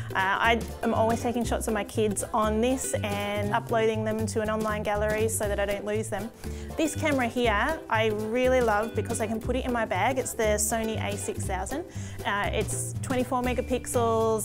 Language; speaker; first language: English; native; English